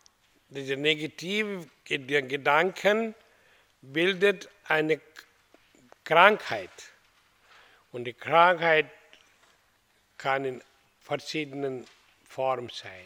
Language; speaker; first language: German; non-native, fluent; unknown